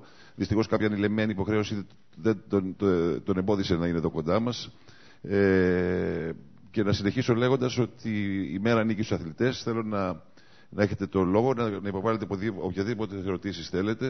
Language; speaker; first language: Greek; native; Greek